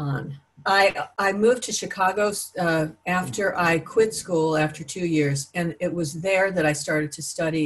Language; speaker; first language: English; native; English